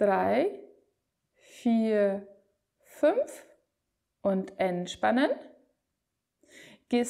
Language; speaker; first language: German; native; German